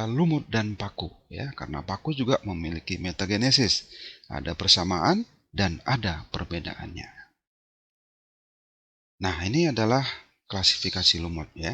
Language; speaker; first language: Indonesian; native; Indonesian